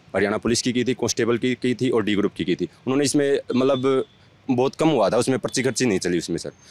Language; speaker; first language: Hindi; native; Hindi